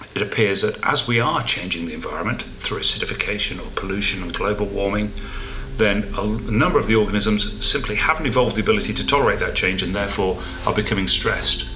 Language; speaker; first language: English; native; English